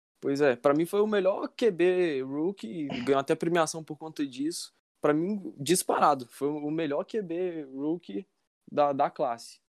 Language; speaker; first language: Portuguese; native; Portuguese